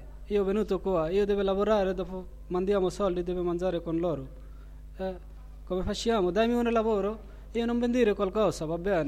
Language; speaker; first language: Italian; non-native, learner; Bangla